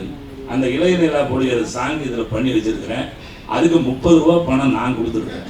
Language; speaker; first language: Tamil; native; Tamil